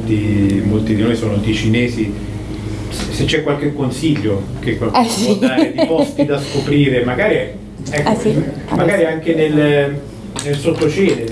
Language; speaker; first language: Italian; native; Italian